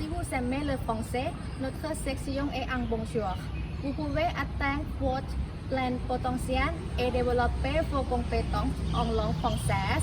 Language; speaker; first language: French; non-native, fluent; Thai